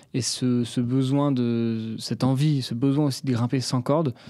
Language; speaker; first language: French; native; French